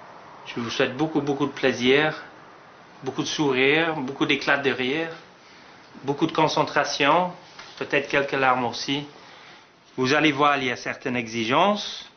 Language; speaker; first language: French; non-native, fluent; English